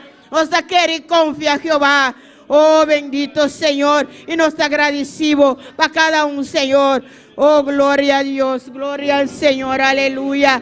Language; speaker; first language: Spanish; non-native, learner; Papiamento